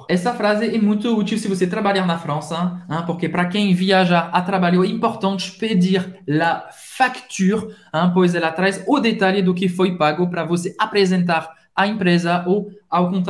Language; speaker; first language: Portuguese; non-native, fluent; French